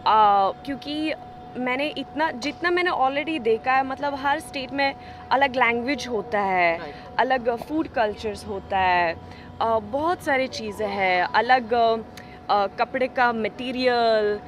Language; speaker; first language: Hindi; non-native, fluent; Swedish